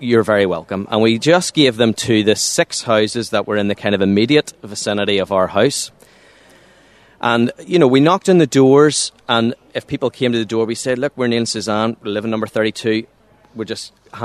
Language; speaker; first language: English; native; English